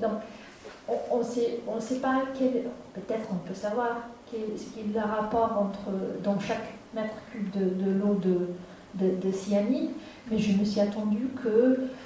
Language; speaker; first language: French; non-native, fluent; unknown